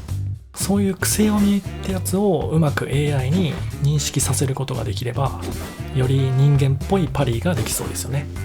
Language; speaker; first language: Japanese; native; Japanese